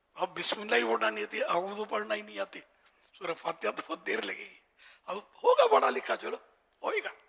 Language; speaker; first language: Urdu; native; Urdu